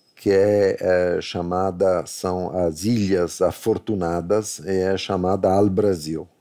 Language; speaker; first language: Portuguese; non-native, fluent; Italian